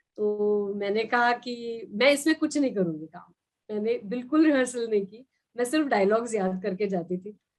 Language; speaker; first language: Hindi; non-native, local second language; Marathi